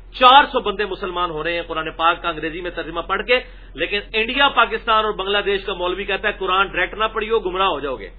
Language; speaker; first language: Urdu; non-native, local second language; Punjabi